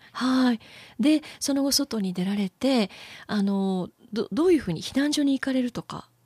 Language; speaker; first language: Japanese; native; Japanese